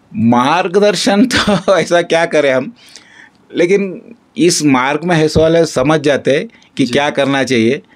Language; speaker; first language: Hindi; non-native, local second language; Kannada